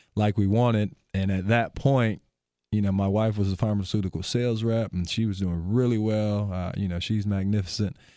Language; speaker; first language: English; native; English